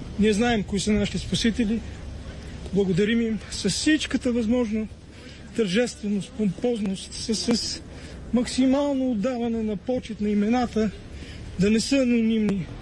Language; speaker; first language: Bulgarian; native; Bulgarian